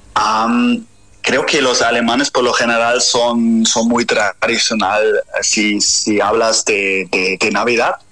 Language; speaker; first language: Spanish; non-native, fluent; German